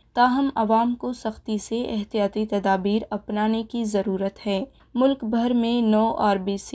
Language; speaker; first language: Urdu; non-native, local second language; Baluchi